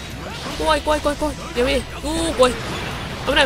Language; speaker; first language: Japanese; native; Japanese